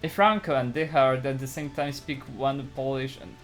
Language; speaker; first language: English; non-native, fluent; Polish